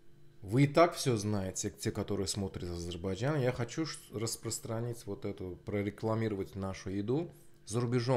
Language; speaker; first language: Russian; non-native, local second language; Azerbaijani